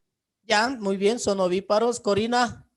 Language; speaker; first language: Spanish; native; Spanish